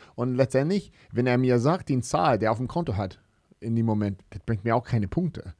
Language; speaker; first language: German; non-native, fluent; English